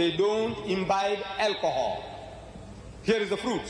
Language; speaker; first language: English; early bilingual, other home language; Gujarati